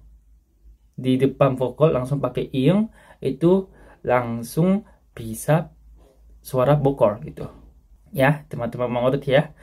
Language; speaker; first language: Indonesian; non-native, fluent; Korean